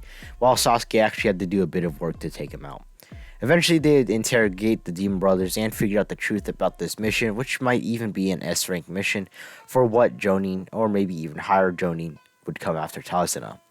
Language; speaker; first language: English; native; English